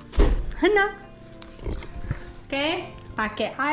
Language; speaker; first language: Indonesian; non-native, learner; Serbian